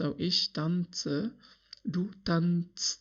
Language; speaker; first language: German; non-native, learner; English